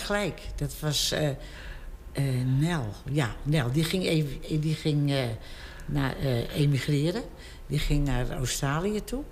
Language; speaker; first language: Dutch; native; Dutch